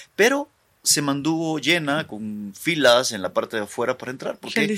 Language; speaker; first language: Spanish; native; Spanish